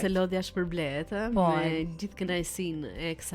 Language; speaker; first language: Albanian; native; Albanian